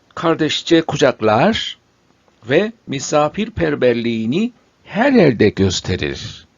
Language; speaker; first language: Turkish; non-native, fluent; Korean